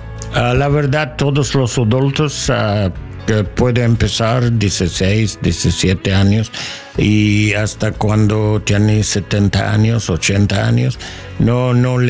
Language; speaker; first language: Spanish; non-native, learner; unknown